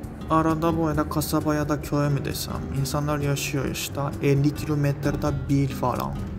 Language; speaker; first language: Turkish; non-native, fluent; Japanese